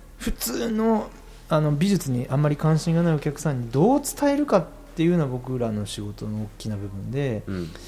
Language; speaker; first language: Japanese; native; Japanese